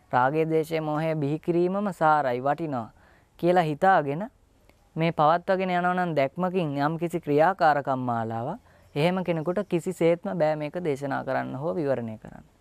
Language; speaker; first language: Sinhala; native; Sinhala